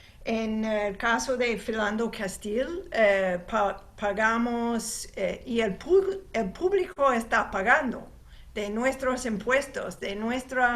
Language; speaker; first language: Spanish; non-native, fluent; English